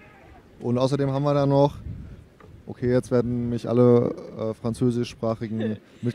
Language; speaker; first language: German; native; German